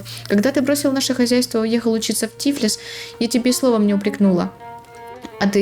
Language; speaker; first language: Russian; native; Russian